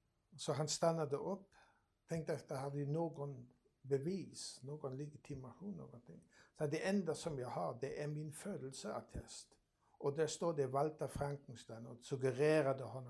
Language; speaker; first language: Swedish; non-native, fluent; German